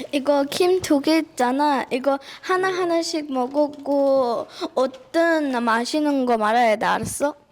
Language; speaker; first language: Korean; early bilingual, other home language; Mongolian